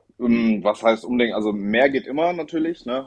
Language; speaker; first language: German; native; German